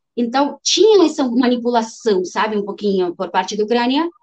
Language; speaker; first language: Portuguese; non-native, fluent; Ukrainian